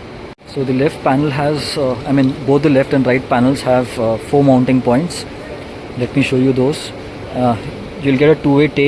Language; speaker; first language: English; non-native, local second language; Hindi